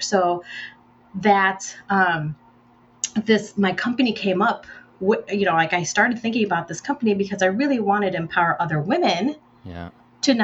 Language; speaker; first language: English; native; English